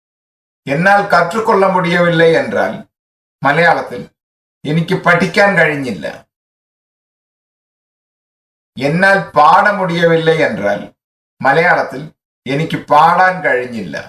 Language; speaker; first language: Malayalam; non-native, fluent; Tamil